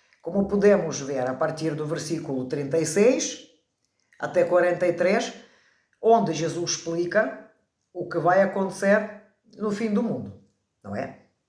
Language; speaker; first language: Portuguese; non-native, fluent; Ukrainian